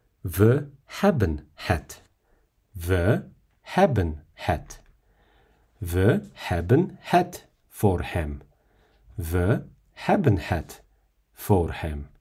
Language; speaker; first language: Dutch; non-native, fluent; Russian